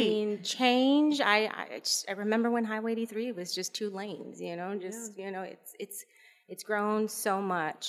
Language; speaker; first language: English; native; English